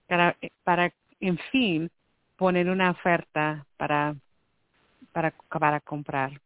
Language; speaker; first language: Spanish; early bilingual, heritage; Spanish